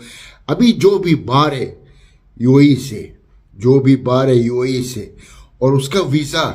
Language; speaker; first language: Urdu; non-native, local second language; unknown